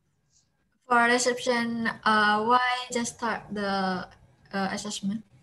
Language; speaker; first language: English; non-native, fluent; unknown